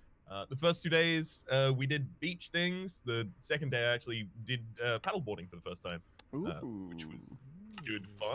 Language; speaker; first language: English; native; English